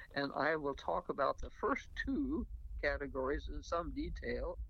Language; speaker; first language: English; native; English